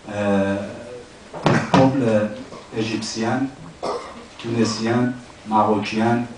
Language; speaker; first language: French; non-native, learner; Persian